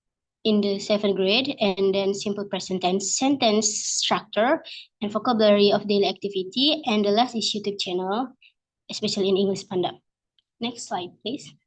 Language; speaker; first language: English; non-native, learner; Indonesian